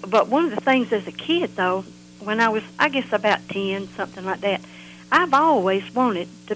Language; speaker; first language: English; native; English